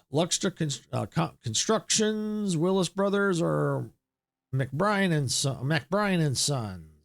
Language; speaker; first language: English; native; English